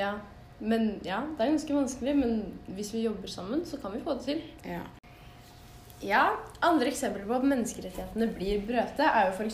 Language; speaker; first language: Norwegian; native; Norwegian